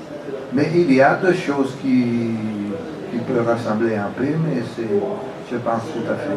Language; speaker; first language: French; non-native, fluent; Italian